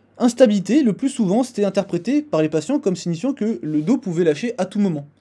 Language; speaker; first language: French; native; French